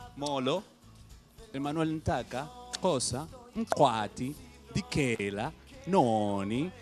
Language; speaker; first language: Spanish; non-native, fluent; Xhosa